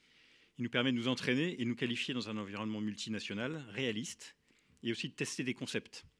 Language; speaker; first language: French; native; French